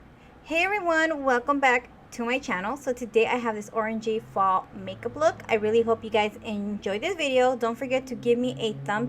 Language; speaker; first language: English; native; English